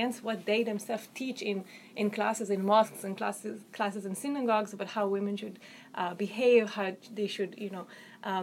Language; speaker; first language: English; non-native, fluent; Hebrew